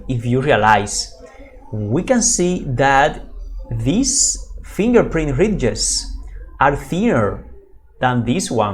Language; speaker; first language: English; non-native, fluent; Spanish